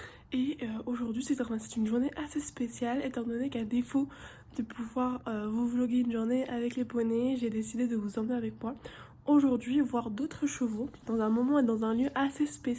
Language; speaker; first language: French; native; French